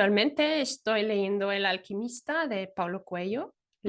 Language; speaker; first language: Spanish; non-native, fluent; German